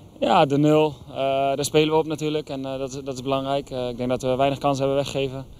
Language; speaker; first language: Dutch; native; Dutch